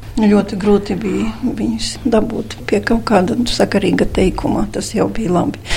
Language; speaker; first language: Latvian; non-native, local second language; Russian